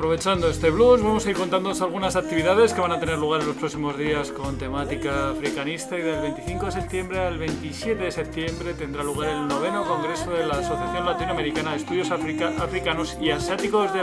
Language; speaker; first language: Spanish; native; Spanish